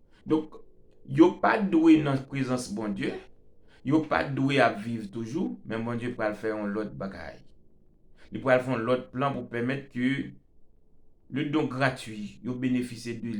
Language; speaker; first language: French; non-native, local second language; Haitian Creole